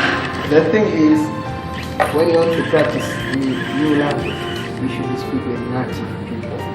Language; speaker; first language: English; non-native, local second language; Swahili